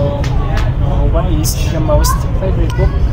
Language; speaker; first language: English; non-native, learner; Vietnamese